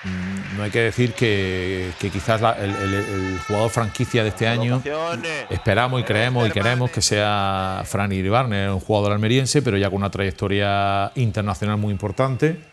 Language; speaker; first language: Spanish; native; Spanish